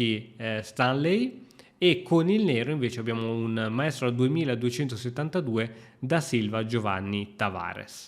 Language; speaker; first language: Italian; native; Italian